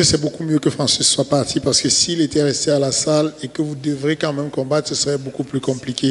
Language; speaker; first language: French; native; French